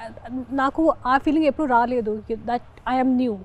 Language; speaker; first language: Telugu; non-native, fluent; Hindi